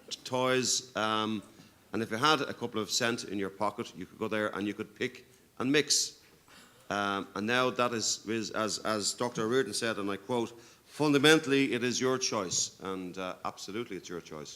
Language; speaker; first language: English; native; English